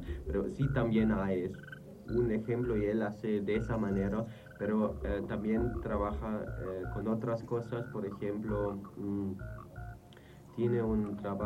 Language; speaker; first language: Spanish; non-native, fluent; German